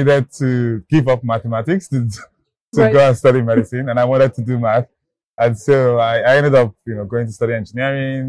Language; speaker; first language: English; non-native, local second language; Igbo